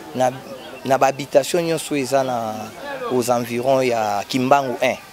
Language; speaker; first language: Lingala; native; Lingala